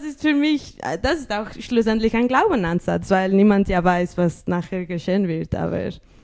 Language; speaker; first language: German; early bilingual, other home language; Spanish